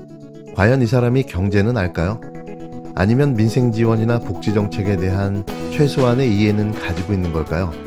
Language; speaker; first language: Korean; native; Korean